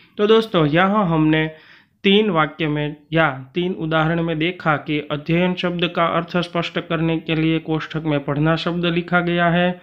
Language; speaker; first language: Hindi; non-native, local second language; Gujarati